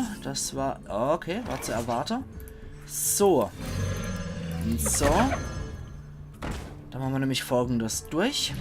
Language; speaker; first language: German; native; German